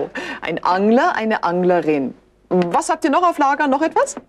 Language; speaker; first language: German; native; German